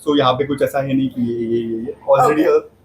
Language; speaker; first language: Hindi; native; Hindi